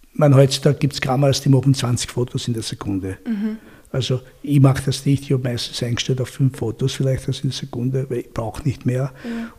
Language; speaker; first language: German; native; German